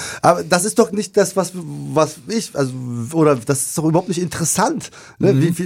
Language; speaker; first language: German; non-native, fluent; Turkish